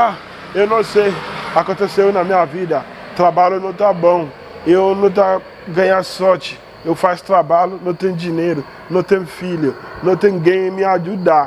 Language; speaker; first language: Portuguese; non-native, learner; Yoruba